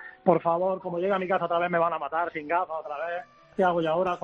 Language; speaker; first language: Spanish; native; Spanish